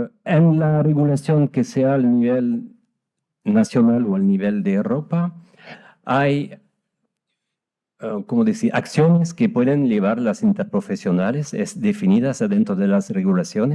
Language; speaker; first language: Spanish; non-native, fluent; French